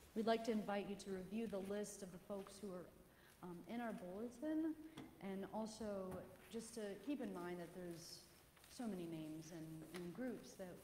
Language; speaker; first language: English; native; English